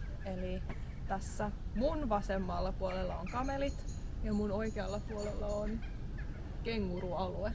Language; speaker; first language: Finnish; native; Finnish